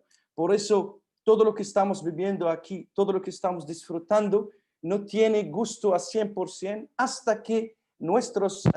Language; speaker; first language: Spanish; non-native, fluent; Arabic